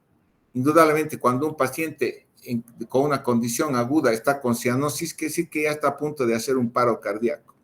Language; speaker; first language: Spanish; native; Spanish